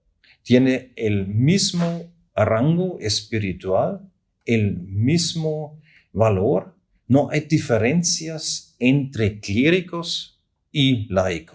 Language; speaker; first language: Spanish; non-native, fluent; German